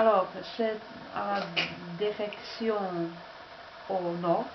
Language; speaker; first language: French; non-native, learner; Czech